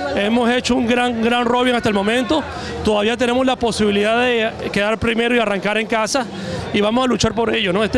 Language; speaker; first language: Spanish; native; Spanish